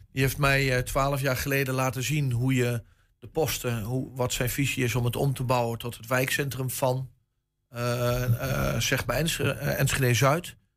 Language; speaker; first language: Dutch; native; Dutch